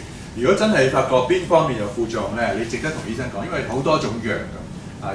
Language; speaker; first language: Cantonese; native; Cantonese